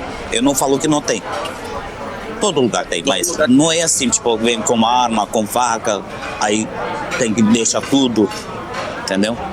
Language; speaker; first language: Portuguese; non-native, fluent; Turkish